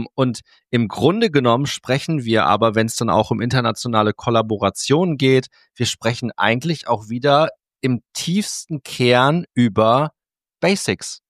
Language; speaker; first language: German; native; German